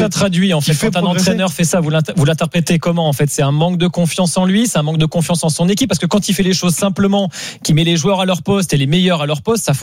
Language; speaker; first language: French; native; French